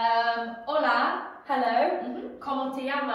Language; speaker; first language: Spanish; non-native, learner; English